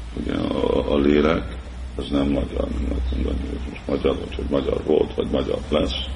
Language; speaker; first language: Hungarian; early bilingual, heritage; Hungarian